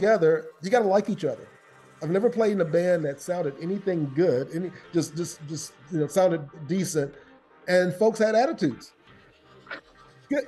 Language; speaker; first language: English; native; English